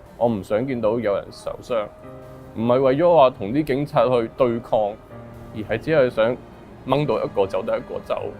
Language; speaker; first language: Cantonese; early bilingual, other home language; Urdu